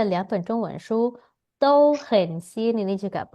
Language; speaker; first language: Indonesian; native; Indonesian